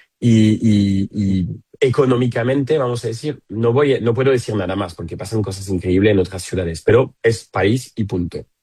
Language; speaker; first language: Spanish; non-native, fluent; French